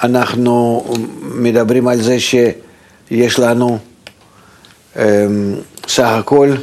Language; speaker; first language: Hebrew; non-native, fluent; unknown